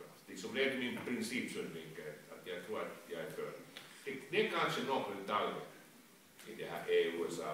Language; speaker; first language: Swedish; non-native, local second language; Finnish